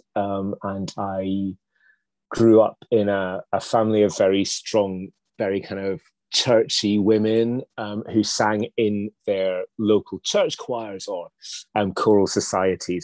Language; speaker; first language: English; native; English